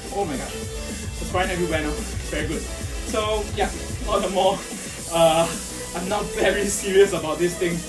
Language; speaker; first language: English; non-native, local second language; Chinese